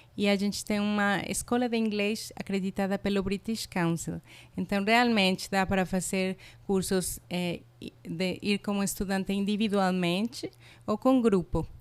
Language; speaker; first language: Portuguese; non-native, fluent; Spanish